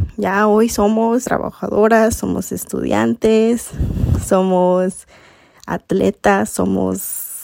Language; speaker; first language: Spanish; early bilingual, heritage; Spanish